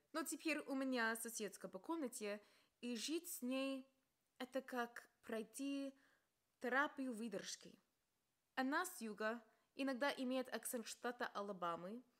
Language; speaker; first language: Russian; non-native, fluent; English